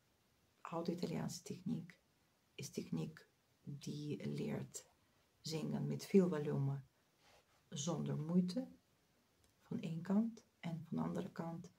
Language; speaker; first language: Dutch; non-native, fluent; Russian